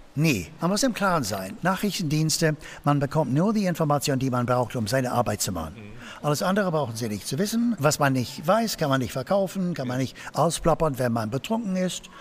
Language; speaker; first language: German; non-native, fluent; English